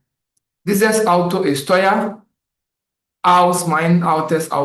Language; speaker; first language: German; non-native, learner; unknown